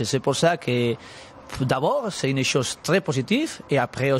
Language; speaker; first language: French; non-native, learner; Spanish